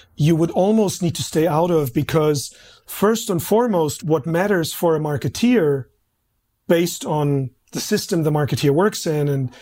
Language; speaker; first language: English; non-native, fluent; German